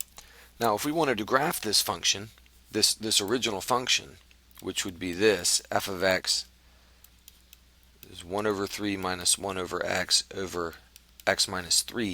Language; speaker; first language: English; native; English